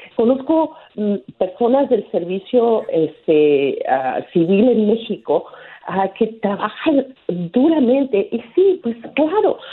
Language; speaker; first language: Spanish; native; Spanish